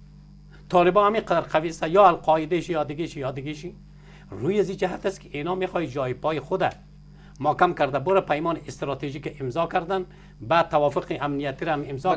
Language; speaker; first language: Persian; native; Persian